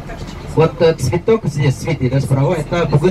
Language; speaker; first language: Russian; non-native, fluent; Balinese